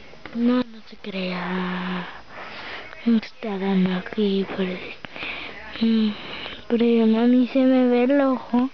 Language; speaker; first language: Spanish; native; Spanish